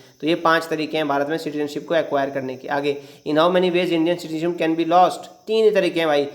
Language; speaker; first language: Hindi; native; Hindi